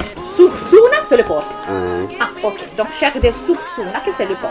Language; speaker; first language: French; non-native, learner; Italian